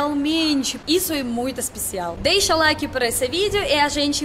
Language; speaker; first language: Portuguese; non-native, learner; Russian